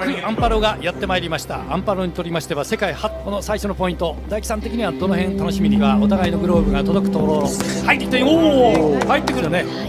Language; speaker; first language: Japanese; native; Japanese